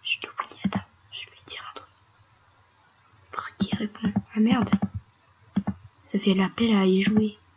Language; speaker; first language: French; native; French